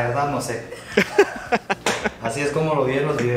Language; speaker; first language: Spanish; early bilingual, other home language; Korean